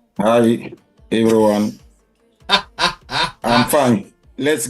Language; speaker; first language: English; non-native, learner; French